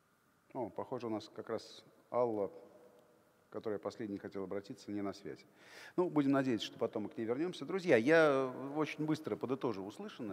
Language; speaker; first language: Russian; native; Russian